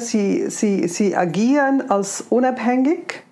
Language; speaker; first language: German; non-native, fluent; Arabic